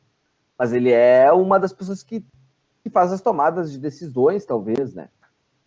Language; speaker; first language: Portuguese; native; Portuguese